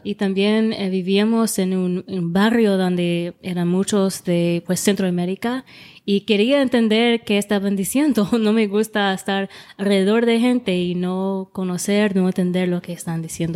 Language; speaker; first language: Spanish; non-native, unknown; English